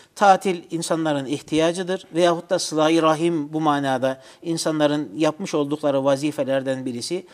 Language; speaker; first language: Turkish; native; Turkish